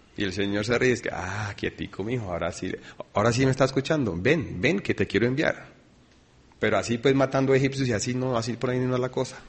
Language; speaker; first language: Spanish; early bilingual, other home language; English